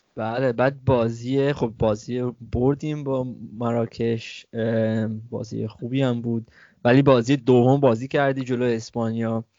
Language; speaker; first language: Persian; early bilingual, heritage; Persian